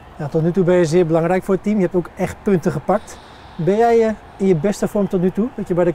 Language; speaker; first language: Dutch; native; Dutch